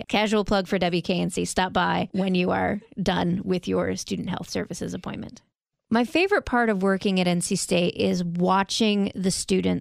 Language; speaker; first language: English; native; English